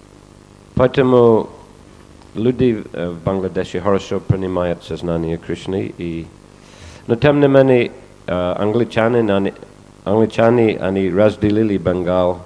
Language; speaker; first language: Russian; non-native, fluent; English